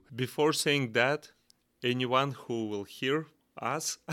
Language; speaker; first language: English; non-native, learner; Kazakh